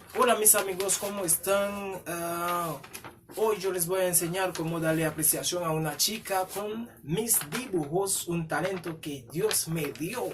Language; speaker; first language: Spanish; non-native, learner; Haitian Creole